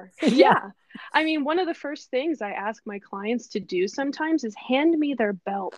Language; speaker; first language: English; native; English